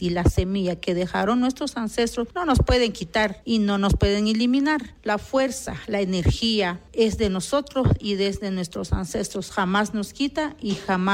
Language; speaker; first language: Spanish; non-native, local second language; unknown